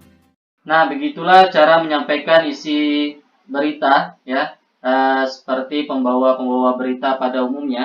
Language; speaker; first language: Indonesian; native; Indonesian